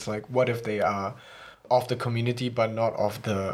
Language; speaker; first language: English; early bilingual, other home language; Chinese